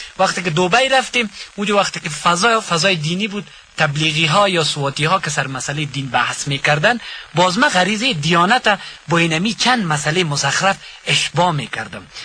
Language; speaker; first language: Persian; non-native, local second language; Pashto